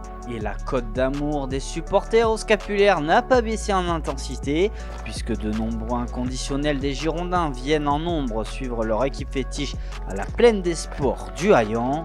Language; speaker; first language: French; native; French